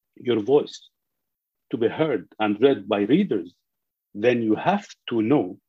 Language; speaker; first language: English; non-native, fluent; Arabic